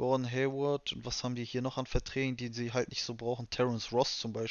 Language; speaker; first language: German; native; German